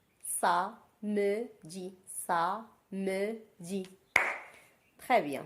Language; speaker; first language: French; non-native, local second language; Arabic